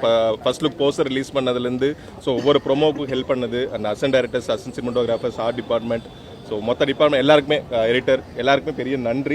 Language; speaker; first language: Tamil; native; Tamil